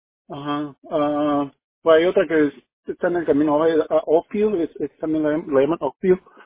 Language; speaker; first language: Spanish; native; Spanish